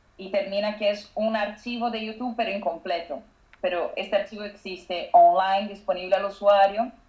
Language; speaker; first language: Spanish; non-native, fluent; Portuguese